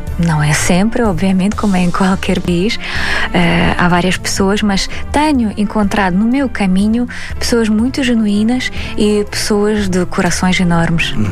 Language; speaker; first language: Portuguese; non-native, fluent; Belarusian